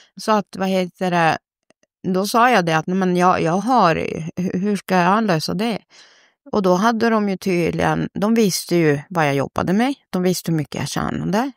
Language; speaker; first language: Swedish; early bilingual, other home language; Spanish